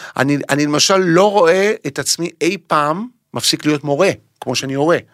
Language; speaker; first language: Hebrew; native; Hebrew